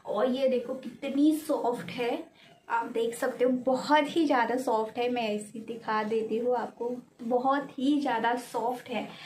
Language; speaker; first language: Hindi; non-native, local second language; Marathi